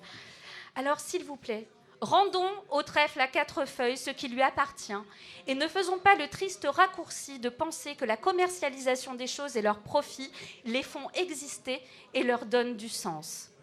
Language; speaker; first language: French; native; French